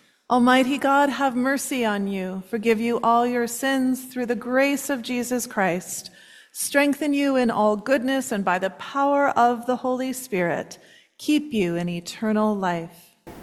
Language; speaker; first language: English; native; English